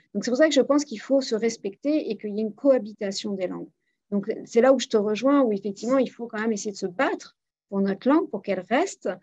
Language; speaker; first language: French; native; French